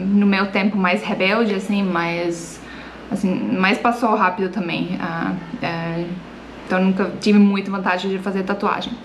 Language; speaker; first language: Portuguese; non-native, fluent; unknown